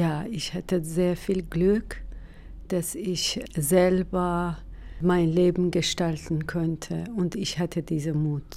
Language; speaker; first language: German; non-native, fluent; Persian